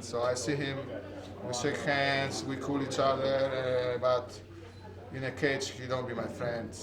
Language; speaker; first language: English; non-native, fluent; Polish